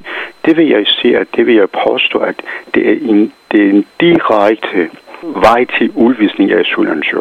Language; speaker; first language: Danish; non-native, fluent; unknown